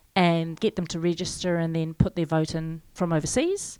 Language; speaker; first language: English; native; English